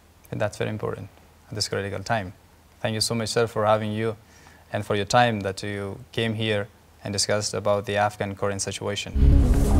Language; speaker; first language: English; non-native, fluent; Persian